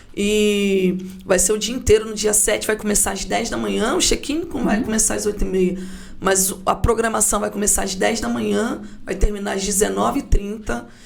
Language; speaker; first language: Portuguese; native; Portuguese